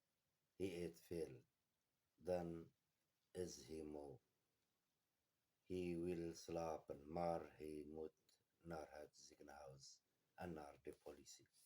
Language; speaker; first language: Dutch; non-native, learner; Kurdish